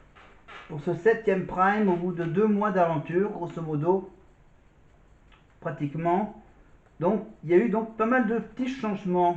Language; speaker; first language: French; native; French